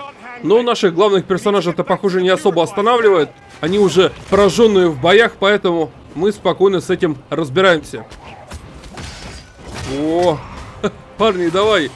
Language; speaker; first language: Russian; native; Russian